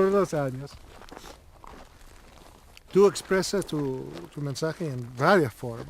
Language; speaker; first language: Spanish; non-native, learner; English